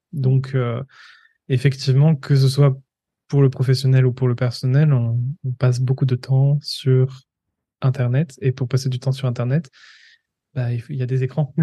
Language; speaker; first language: French; native; French